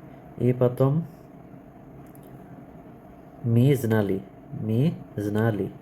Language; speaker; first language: Russian; non-native, learner; Bangla